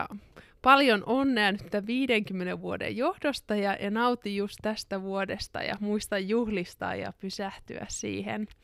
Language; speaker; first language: Finnish; native; Finnish